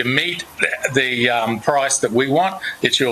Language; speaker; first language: English; native; English